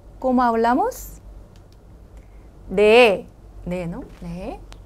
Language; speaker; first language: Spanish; non-native, learner; Korean